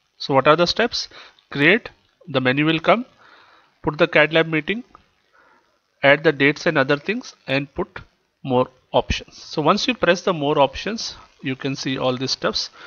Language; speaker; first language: English; non-native, local second language; Kannada